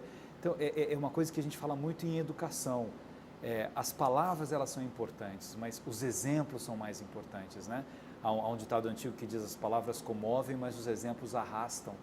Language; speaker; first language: Portuguese; native; Portuguese